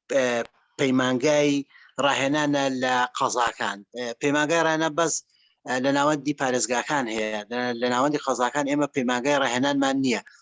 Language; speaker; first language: Central Kurdish; native; Central Kurdish